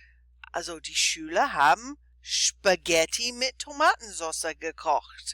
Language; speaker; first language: German; non-native, fluent; English